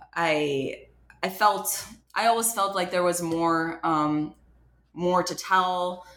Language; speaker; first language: English; non-native, fluent; French